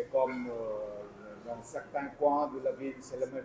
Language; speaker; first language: French; non-native, fluent; Vietnamese